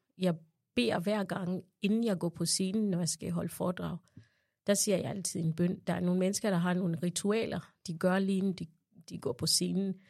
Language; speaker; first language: Danish; non-native, fluent; Ganda